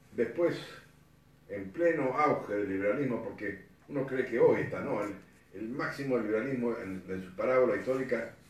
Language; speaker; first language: Spanish; native; Spanish